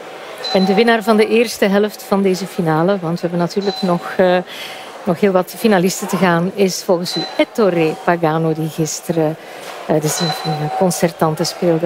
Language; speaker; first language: Dutch; native; Dutch